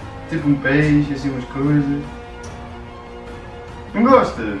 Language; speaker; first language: Portuguese; early bilingual, heritage; Portuguese